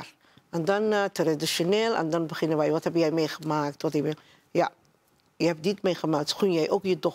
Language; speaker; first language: Dutch; non-native, learner; Somali